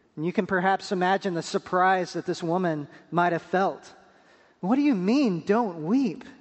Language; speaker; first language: English; native; English